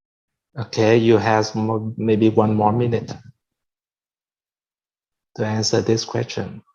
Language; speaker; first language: English; non-native, fluent; Vietnamese